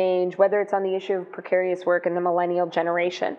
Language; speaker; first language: English; non-native, fluent; Greek